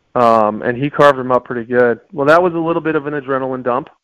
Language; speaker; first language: English; native; English